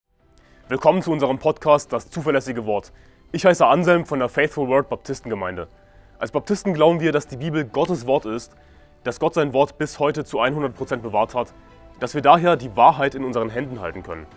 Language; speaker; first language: German; native; German